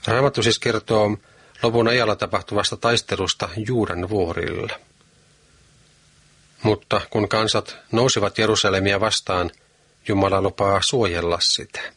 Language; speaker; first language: Finnish; native; Finnish